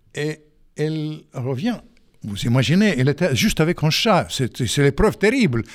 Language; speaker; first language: French; non-native, fluent; Russian